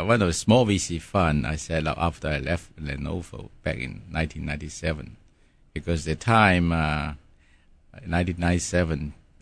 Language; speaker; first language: English; non-native, local second language; Cantonese